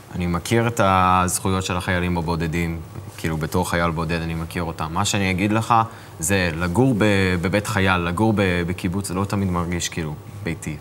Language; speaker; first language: Hebrew; non-native, fluent; English